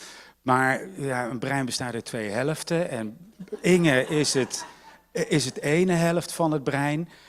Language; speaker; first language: Dutch; native; Dutch